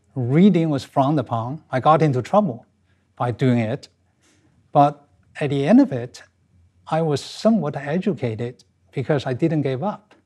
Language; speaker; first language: English; non-native, fluent; Chinese